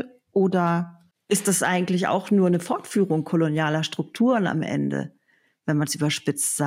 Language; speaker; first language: German; native; German